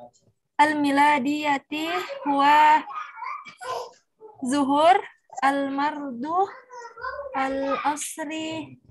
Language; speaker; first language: Arabic; non-native, learner; Indonesian